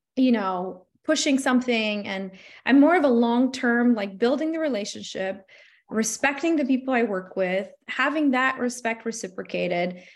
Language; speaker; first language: English; non-native, fluent; Albanian